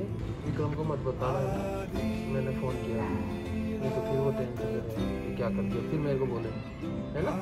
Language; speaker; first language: Chinese; non-native, fluent; Hindi